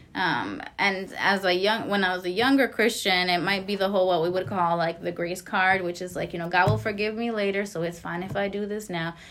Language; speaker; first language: English; native; English